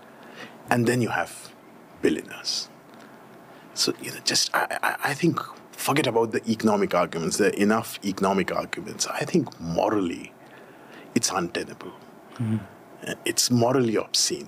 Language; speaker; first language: English; non-native, local second language; Hindi